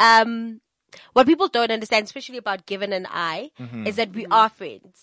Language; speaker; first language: English; non-native, local second language; Tswana